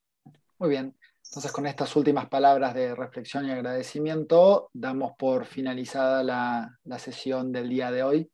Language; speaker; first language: Spanish; native; Spanish